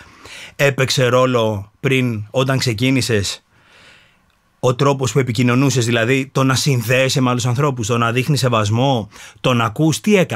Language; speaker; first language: Greek; native; Greek